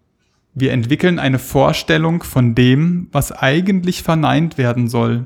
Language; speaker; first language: German; native; German